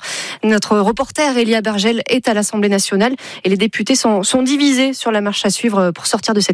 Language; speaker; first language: French; native; French